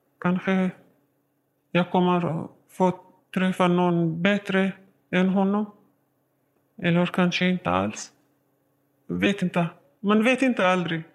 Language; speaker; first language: Swedish; non-native, learner; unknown